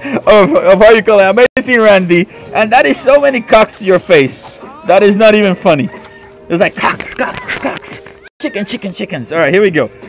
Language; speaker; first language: English; non-native, local second language; Spanish